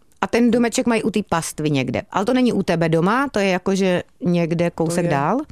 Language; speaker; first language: Czech; native; Czech